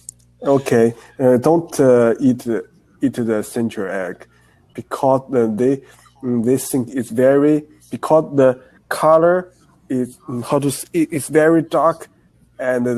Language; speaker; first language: English; non-native, learner; Chinese